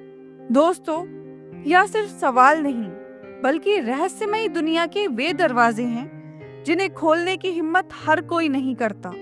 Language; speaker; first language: Hindi; native; Hindi